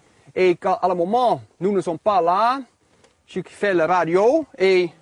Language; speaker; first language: French; non-native, learner; Dutch